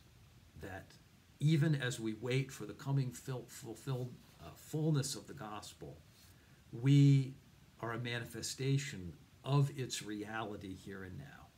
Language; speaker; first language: English; native; English